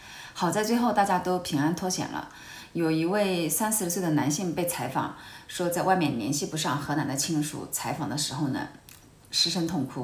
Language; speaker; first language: Chinese; native; Chinese